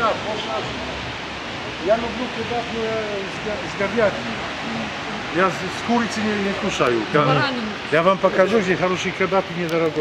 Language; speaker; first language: Russian; non-native, learner; Polish